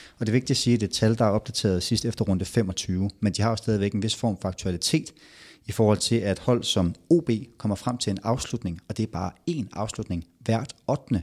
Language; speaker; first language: Danish; native; Danish